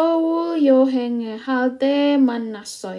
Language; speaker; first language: Korean; non-native, fluent; Indonesian